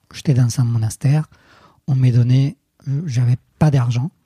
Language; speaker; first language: French; non-native, fluent; Spanish